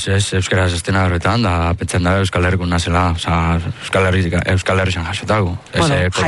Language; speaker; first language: Basque; early bilingual, other home language; Spanish